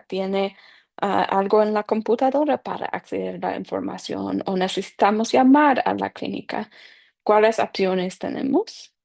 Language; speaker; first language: Spanish; non-native, fluent; English